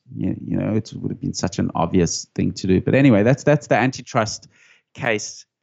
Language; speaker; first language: English; native; English